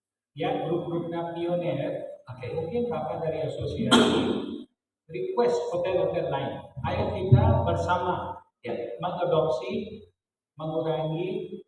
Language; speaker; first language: Indonesian; non-native, fluent; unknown